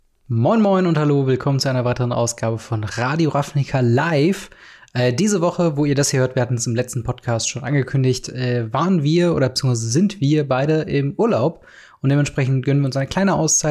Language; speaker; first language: German; native; German